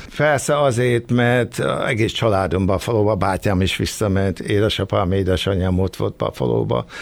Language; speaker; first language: Hungarian; early bilingual, heritage; Hungarian